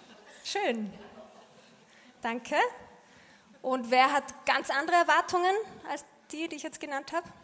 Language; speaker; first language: German; native; German